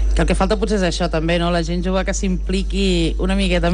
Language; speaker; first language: Catalan; native; Catalan